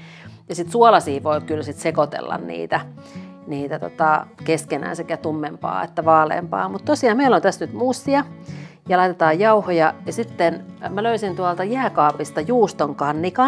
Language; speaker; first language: Finnish; native; Finnish